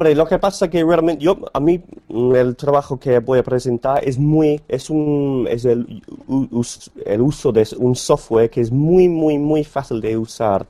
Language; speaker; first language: Spanish; non-native, fluent; English